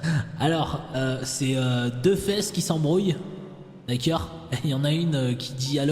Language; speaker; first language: French; native; French